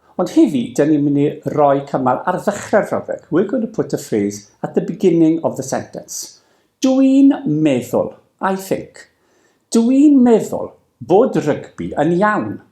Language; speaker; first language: Welsh; native; Welsh